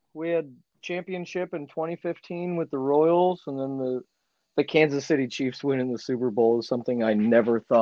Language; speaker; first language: English; native; English